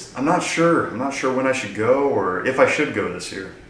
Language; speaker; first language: English; native; English